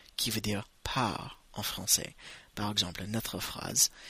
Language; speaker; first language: French; non-native, fluent; English